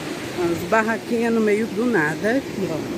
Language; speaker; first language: Portuguese; native; Portuguese